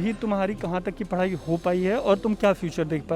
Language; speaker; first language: Hindi; native; Hindi